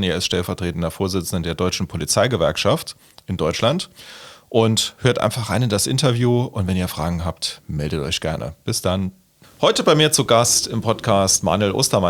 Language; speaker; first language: German; native; German